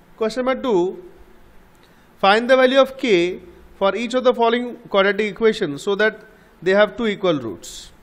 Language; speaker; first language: English; non-native, local second language; Bangla